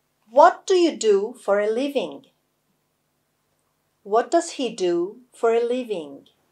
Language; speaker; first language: English; non-native, fluent; Persian